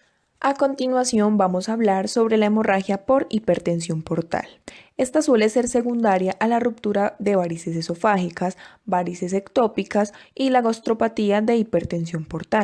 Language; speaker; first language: Spanish; native; Spanish